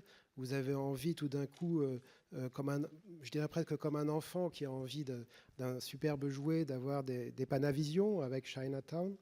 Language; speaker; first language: French; native; French